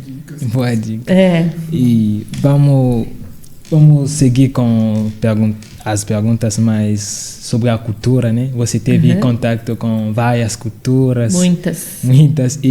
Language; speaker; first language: Portuguese; non-native, fluent; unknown